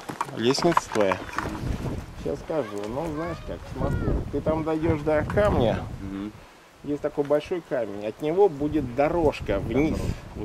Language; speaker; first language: Russian; native; Russian